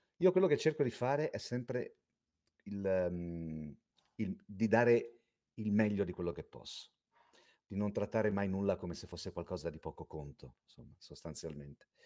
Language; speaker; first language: Italian; native; Italian